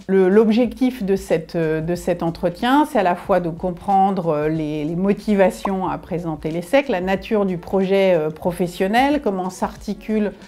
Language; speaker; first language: French; native; French